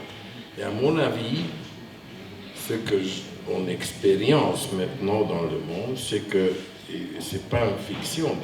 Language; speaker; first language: French; non-native, fluent; Hungarian